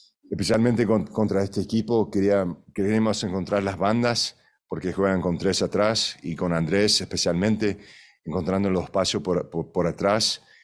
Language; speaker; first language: Spanish; early bilingual, heritage; Spanish